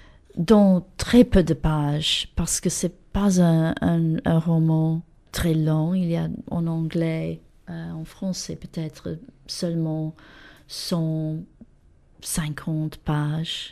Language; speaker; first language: French; non-native, fluent; English